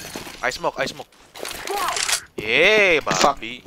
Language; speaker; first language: English; non-native, learner; Indonesian